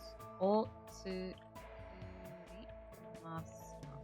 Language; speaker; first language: Japanese; non-native, learner; English